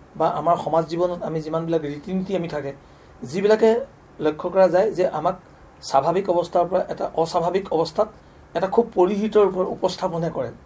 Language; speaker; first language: Assamese; native; Assamese